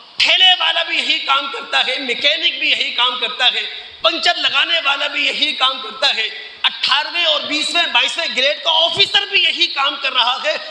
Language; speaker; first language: Urdu; native; Urdu